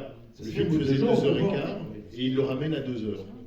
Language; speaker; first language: French; native; French